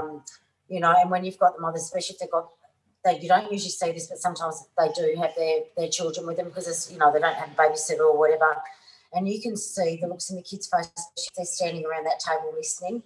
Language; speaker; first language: English; native; English